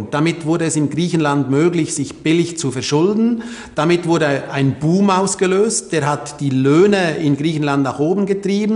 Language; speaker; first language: German; native; German